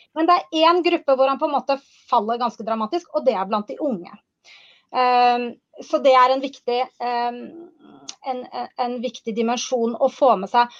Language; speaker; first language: Norwegian; native; Norwegian